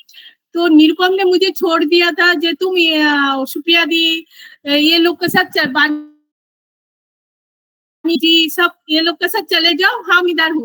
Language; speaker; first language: Hindi; non-native, local second language; Bangla